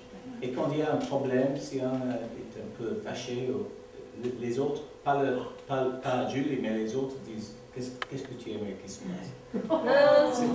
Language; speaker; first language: French; non-native, learner; English